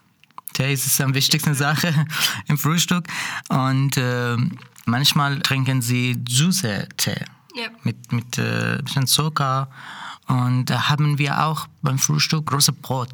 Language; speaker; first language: German; non-native, learner; Persian